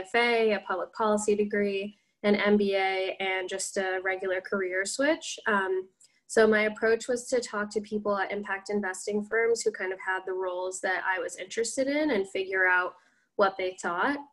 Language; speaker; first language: English; native; English